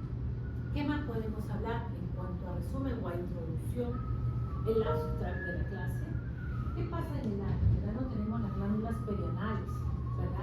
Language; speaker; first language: Spanish; native; Spanish